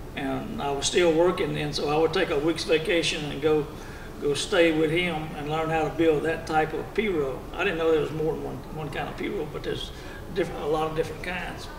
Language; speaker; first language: English; native; English